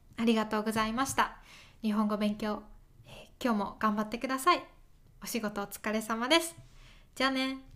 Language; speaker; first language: Japanese; native; Japanese